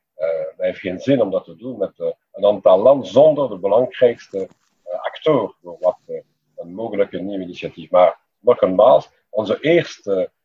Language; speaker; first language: Dutch; non-native, local second language; French